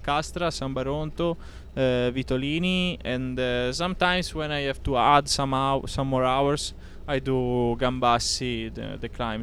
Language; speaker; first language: English; non-native, learner; Italian